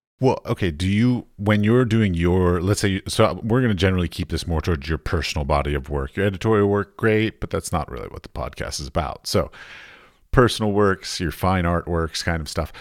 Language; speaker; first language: English; native; English